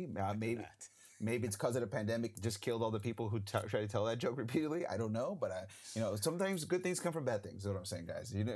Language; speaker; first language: English; native; English